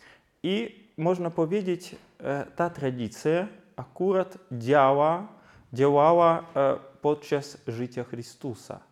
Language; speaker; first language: Polish; non-native, fluent; Ukrainian